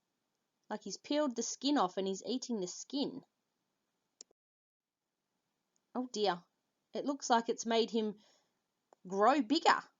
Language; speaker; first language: English; native; English